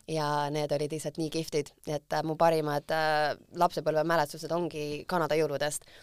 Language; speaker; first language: Estonian; early bilingual, other home language; English